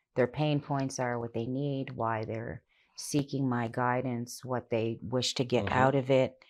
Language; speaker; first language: English; native; English